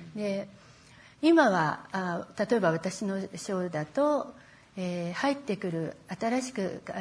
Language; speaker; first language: Japanese; native; Japanese